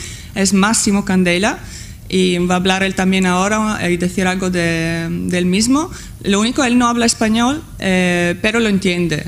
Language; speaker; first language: Spanish; non-native, fluent; Italian